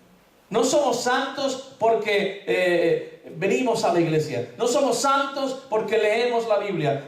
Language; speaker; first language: Spanish; native; Spanish